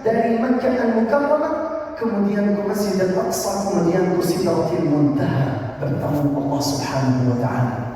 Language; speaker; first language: Indonesian; non-native, fluent; Arabic